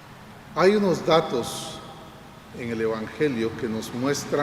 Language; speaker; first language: Spanish; native; Spanish